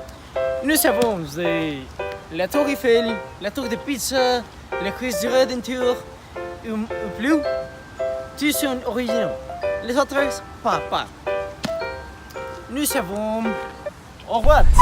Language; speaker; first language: French; non-native, learner; Spanish